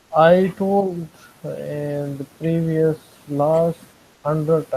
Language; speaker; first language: English; non-native, fluent; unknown